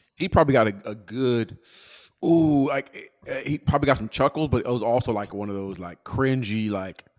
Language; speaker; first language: English; early bilingual, other home language; Yoruba